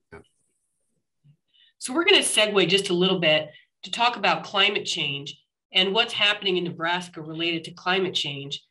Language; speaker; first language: English; native; English